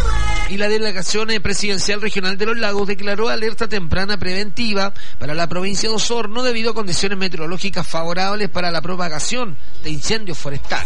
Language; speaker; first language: Spanish; native; Spanish